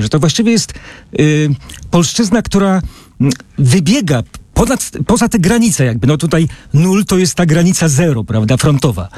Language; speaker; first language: Polish; native; Polish